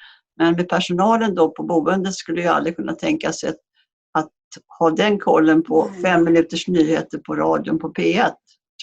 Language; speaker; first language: Swedish; native; Swedish